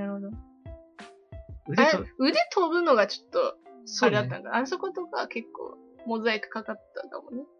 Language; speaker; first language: Japanese; native; Japanese